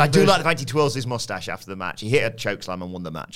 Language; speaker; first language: English; native; English